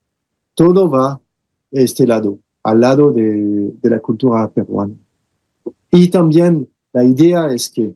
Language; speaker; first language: Spanish; non-native, fluent; French